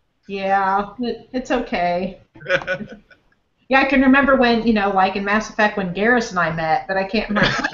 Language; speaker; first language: English; native; English